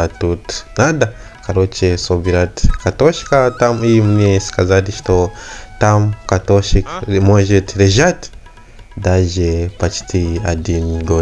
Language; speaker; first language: Russian; non-native, learner; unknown